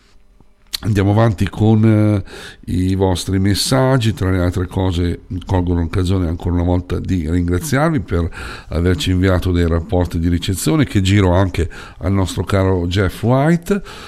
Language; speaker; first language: Italian; native; Italian